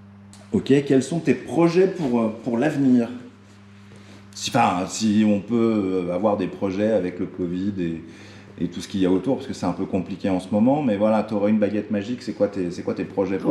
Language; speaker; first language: French; native; French